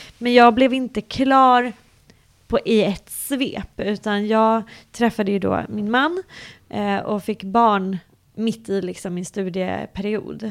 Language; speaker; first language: Swedish; early bilingual, other home language; English